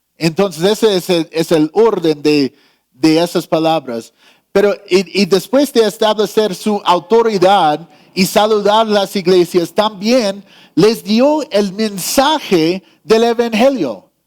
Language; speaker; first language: Spanish; non-native, fluent; English